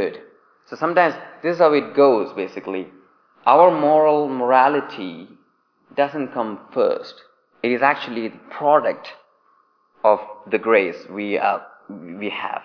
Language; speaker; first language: English; non-native, local second language; Malayalam